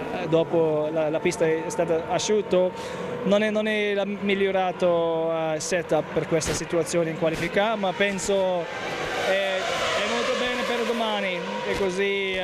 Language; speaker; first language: Italian; non-native, learner; German